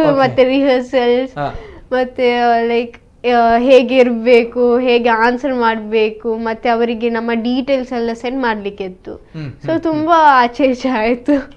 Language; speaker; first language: Kannada; non-native, local second language; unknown